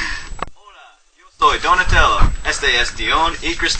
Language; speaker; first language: Spanish; non-native, learner; English